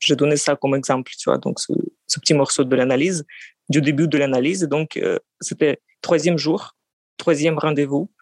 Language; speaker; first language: French; non-native, fluent; Russian